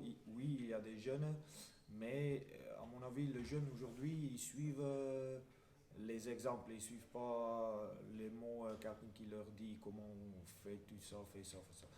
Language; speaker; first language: French; non-native, fluent; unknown